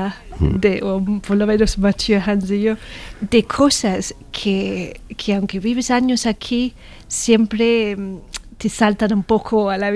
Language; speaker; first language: Spanish; non-native, fluent; English